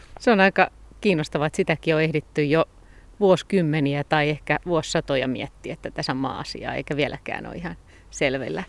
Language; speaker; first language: Finnish; native; Finnish